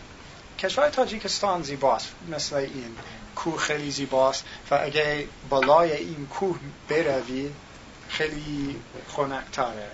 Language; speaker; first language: Tajik; non-native, learner; English